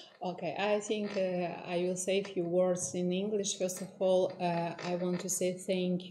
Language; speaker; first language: English; non-native, fluent; Ukrainian